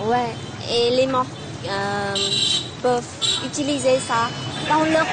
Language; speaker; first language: French; non-native, learner; Vietnamese